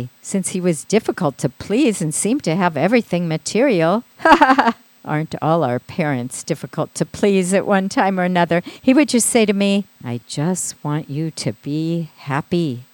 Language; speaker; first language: English; native; English